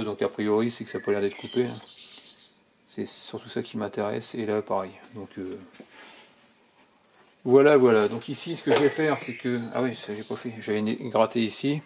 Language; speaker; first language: French; native; French